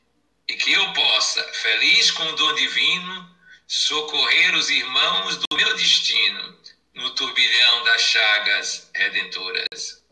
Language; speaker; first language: Portuguese; native; Portuguese